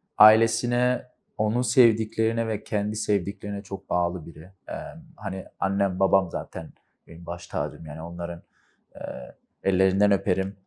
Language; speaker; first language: Turkish; early bilingual, heritage; Turkish